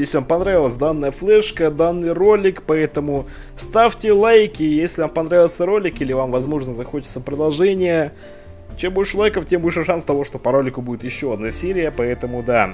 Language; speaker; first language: Russian; native; Russian